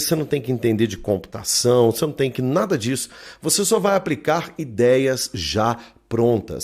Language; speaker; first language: Portuguese; native; Portuguese